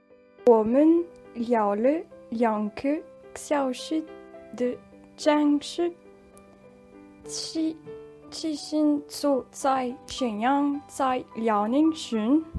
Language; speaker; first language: Chinese; non-native, learner; French